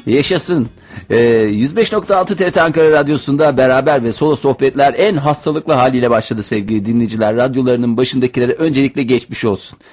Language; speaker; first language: Turkish; native; Turkish